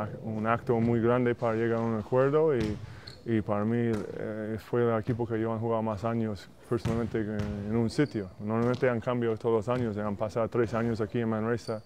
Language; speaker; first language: Spanish; non-native, fluent; English